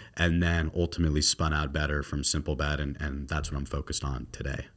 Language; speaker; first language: English; native; English